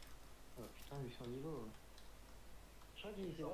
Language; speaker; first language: French; native; French